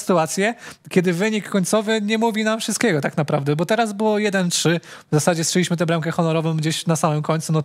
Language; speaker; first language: Polish; native; Polish